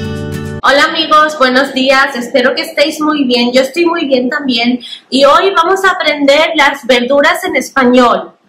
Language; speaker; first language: Spanish; non-native, fluent; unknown